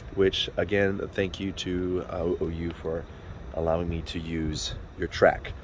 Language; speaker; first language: English; native; English